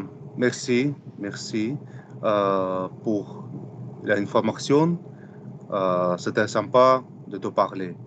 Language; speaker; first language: French; non-native, fluent; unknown